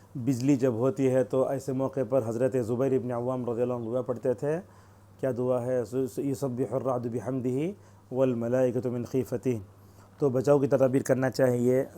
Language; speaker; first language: Urdu; native; Urdu